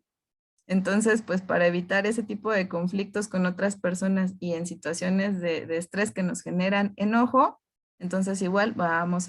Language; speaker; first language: Spanish; native; Spanish